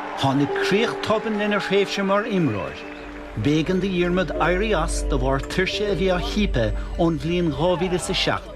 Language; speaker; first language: Irish; native; Irish